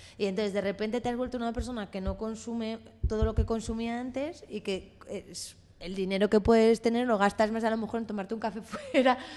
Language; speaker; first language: Spanish; native; Spanish